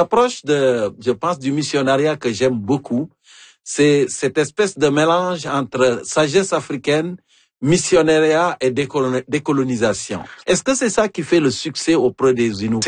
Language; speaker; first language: French; native; French